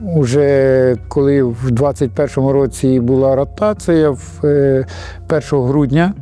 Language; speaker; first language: Ukrainian; native; Ukrainian